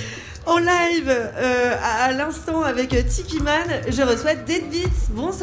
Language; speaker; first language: French; native; French